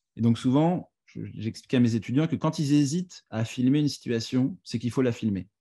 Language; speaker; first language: French; native; French